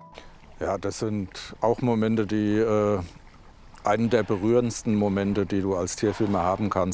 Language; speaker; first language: German; native; German